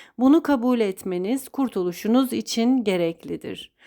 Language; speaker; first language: Turkish; native; Turkish